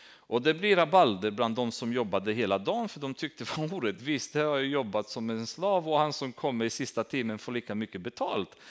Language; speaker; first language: Swedish; non-native, fluent; Romanian